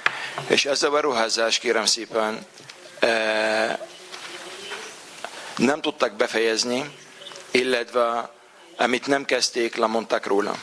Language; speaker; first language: Hungarian; non-native, fluent; Arabic